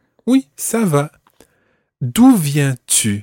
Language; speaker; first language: French; non-native, fluent; English